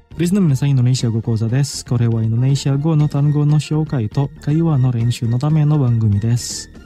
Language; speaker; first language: Japanese; non-native, fluent; Indonesian